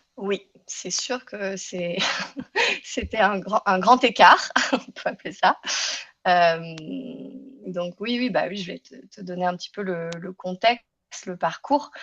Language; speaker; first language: French; native; French